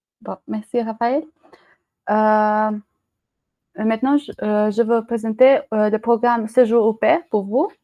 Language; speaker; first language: French; non-native, learner; Albanian